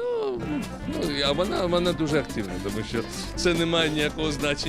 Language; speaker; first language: Ukrainian; non-native, learner; Georgian